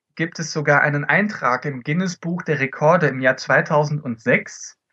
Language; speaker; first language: German; early bilingual, other home language; Dutch